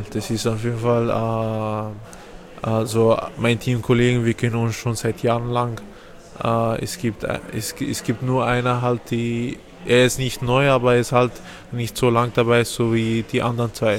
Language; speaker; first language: German; non-native, fluent; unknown